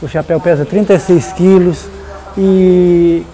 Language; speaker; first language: Portuguese; native; Portuguese